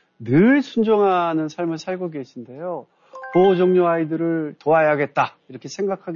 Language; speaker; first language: Korean; native; Korean